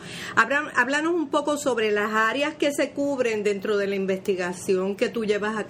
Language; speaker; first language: Spanish; native; Spanish